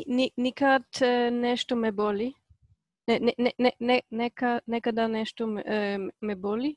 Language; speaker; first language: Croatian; non-native, learner; Polish